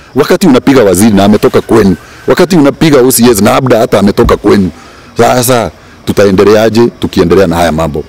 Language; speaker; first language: Swahili; non-native, local second language; Kikuyu